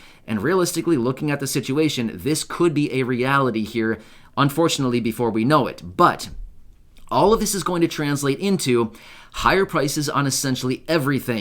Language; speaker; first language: English; native; English